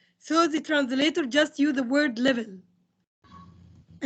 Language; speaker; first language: English; non-native, fluent; Indonesian